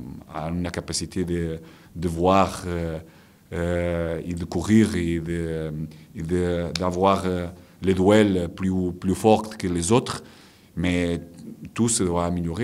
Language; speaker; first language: French; non-native, fluent; Portuguese